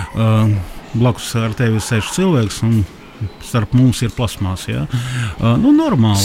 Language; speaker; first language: Latvian; non-native, local second language; Russian